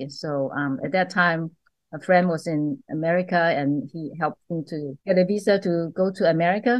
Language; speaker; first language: English; non-native, local second language; Cantonese